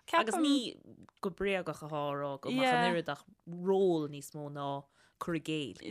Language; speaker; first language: Irish; native; Irish